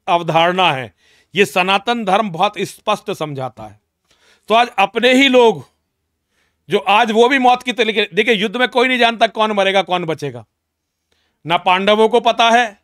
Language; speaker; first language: Hindi; native; Hindi